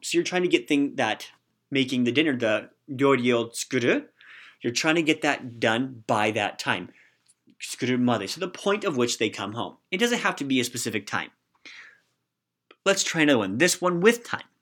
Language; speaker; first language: English; native; English